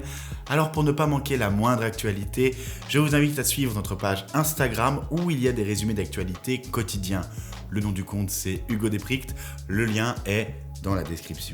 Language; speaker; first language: French; native; French